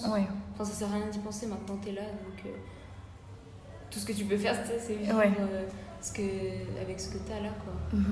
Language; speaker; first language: French; native; French